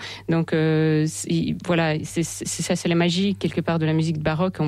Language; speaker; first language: French; non-native, fluent; Russian